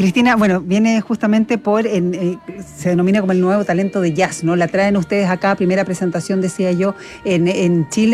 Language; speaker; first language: Spanish; native; Spanish